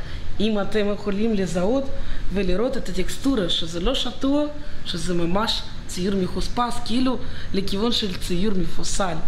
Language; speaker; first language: Hebrew; non-native, fluent; Russian